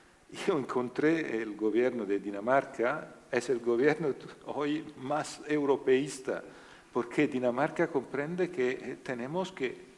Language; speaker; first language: Spanish; non-native, learner; Italian